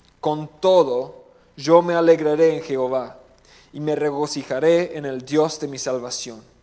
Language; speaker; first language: Spanish; non-native, fluent; English